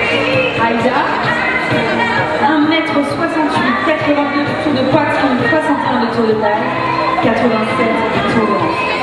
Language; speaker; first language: French; native; French